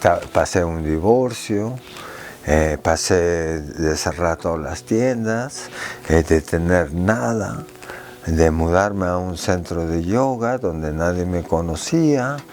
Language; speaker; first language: Spanish; early bilingual, heritage; Spanish